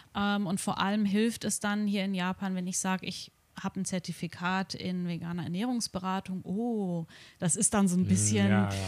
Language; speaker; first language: German; native; German